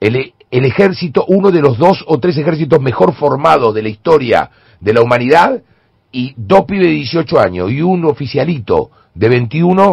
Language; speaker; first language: Spanish; native; Spanish